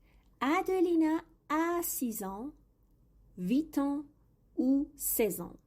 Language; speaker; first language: French; non-native, fluent; Persian